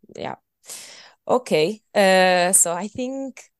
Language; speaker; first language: English; non-native, fluent; Italian